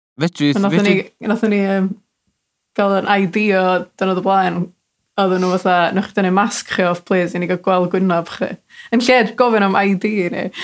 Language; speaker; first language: Welsh; native; Welsh